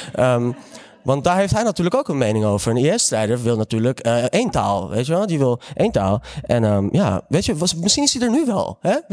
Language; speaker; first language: Dutch; early bilingual, other home language; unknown